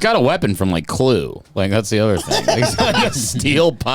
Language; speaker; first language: English; native; English